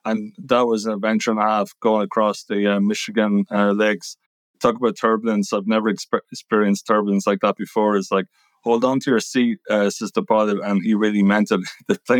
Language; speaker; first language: English; native; English